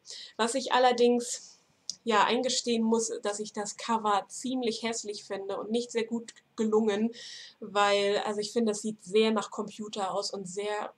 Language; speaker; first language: German; native; German